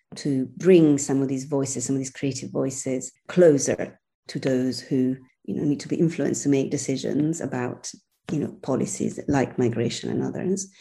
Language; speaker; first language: English; non-native, fluent; Italian